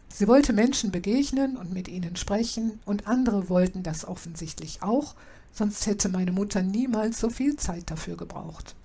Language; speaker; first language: German; native; German